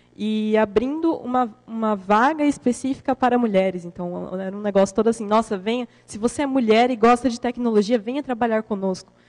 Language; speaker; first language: Portuguese; native; Portuguese